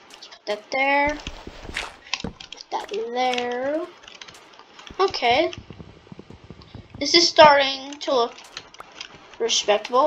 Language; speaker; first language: English; native; English